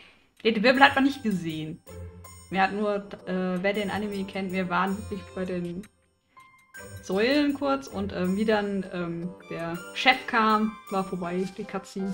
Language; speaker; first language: German; native; German